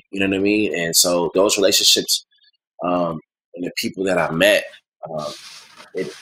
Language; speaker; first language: English; native; English